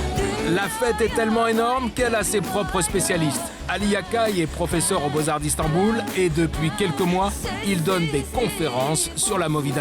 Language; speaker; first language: French; native; French